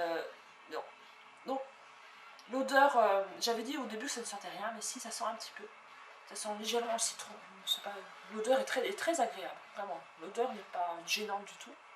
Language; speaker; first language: French; native; French